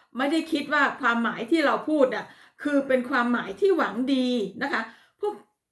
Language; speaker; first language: Thai; native; Thai